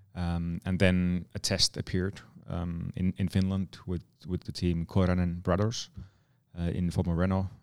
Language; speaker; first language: English; non-native, fluent; Finnish